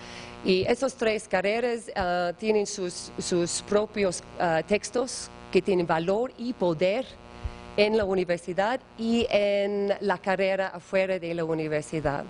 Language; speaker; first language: Spanish; non-native, learner; English